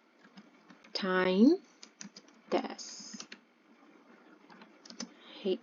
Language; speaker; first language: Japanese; non-native, fluent; Burmese